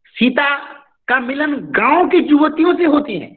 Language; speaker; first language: Hindi; non-native, local second language; Odia